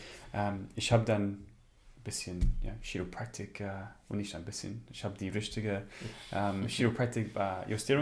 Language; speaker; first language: German; non-native, learner; English